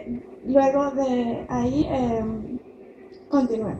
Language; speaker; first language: Spanish; native; Spanish